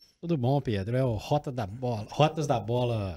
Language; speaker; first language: Portuguese; native; Portuguese